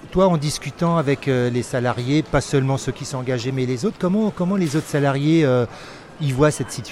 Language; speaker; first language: French; native; French